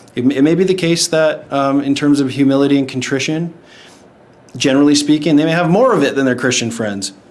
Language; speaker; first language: English; native; English